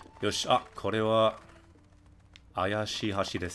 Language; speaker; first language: Japanese; non-native, fluent; English